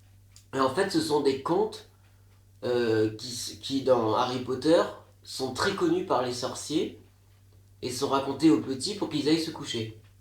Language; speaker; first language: French; native; French